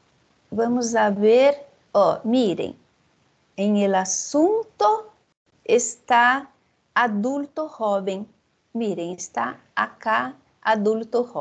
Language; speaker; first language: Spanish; non-native, fluent; Portuguese